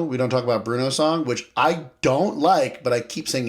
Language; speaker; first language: English; native; English